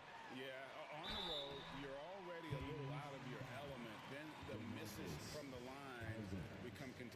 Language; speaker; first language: English; native; English